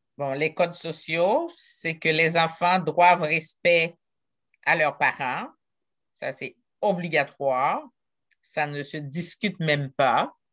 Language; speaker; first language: French; non-native, local second language; Haitian Creole